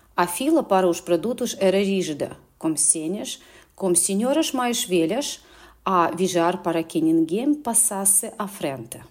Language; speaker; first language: Portuguese; non-native, fluent; Russian